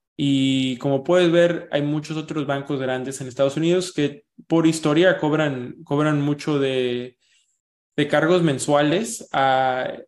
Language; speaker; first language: Spanish; early bilingual, heritage; Spanish